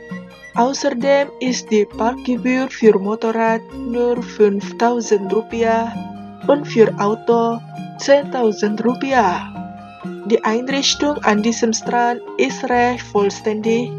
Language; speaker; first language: German; non-native, fluent; Indonesian